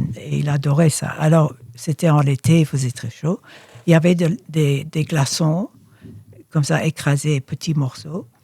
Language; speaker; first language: French; early bilingual, other home language; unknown